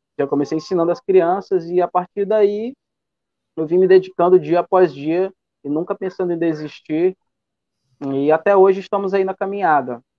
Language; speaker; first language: Portuguese; native; Portuguese